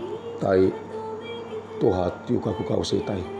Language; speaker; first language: Finnish; non-native, learner; Turkish